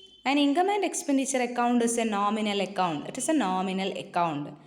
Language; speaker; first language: English; non-native, local second language; Malayalam